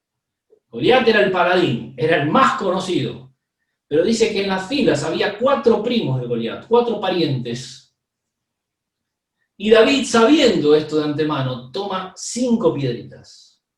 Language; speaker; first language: Spanish; native; Spanish